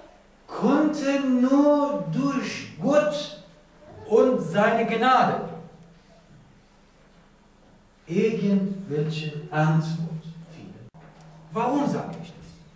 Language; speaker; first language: German; non-native, learner; Persian